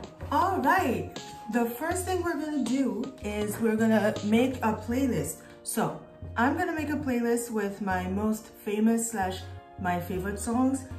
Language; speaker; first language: English; non-native, fluent; French